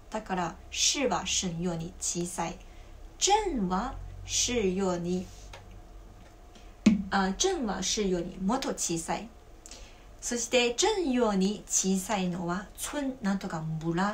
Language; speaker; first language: Japanese; non-native, fluent; Chinese